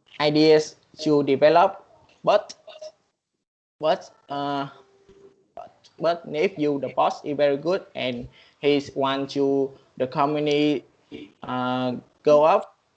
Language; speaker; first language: English; non-native, learner; Vietnamese